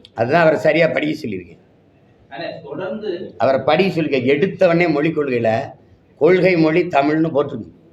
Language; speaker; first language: Tamil; native; Tamil